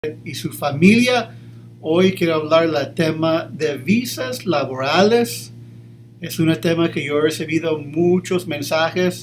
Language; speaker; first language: Spanish; early bilingual, heritage; English